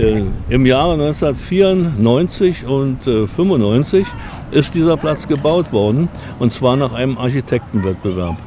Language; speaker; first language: German; native; German